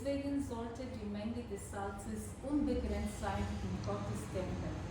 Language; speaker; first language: German; non-native, fluent; Bulgarian